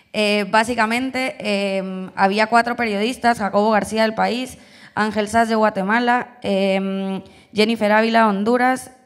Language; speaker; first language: Spanish; native; Spanish